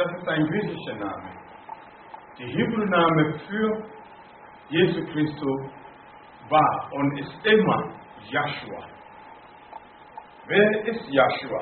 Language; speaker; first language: German; non-native, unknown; Akan